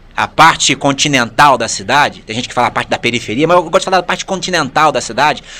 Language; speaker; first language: Portuguese; native; Portuguese